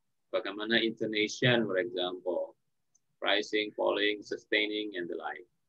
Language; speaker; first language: English; non-native, fluent; Indonesian